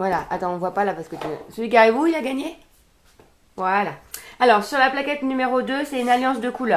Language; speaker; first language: French; native; French